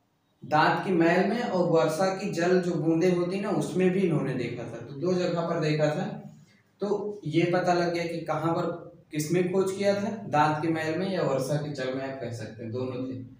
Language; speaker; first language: Hindi; native; Hindi